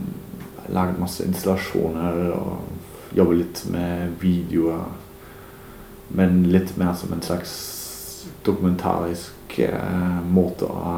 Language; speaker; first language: Norwegian; non-native, fluent; German